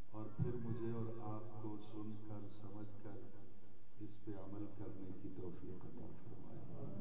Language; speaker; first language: Urdu; non-native, local second language; Punjabi